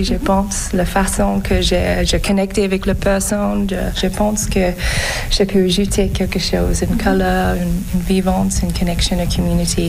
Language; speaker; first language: French; non-native, learner; English